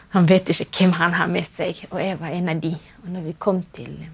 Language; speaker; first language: Norwegian; non-native, fluent; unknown